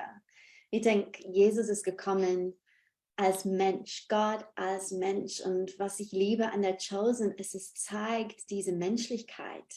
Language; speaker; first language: German; non-native, fluent; English